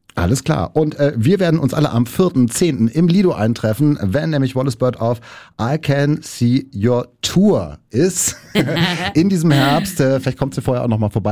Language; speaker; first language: German; native; German